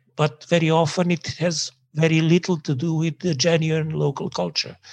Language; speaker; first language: English; non-native, fluent; Serbian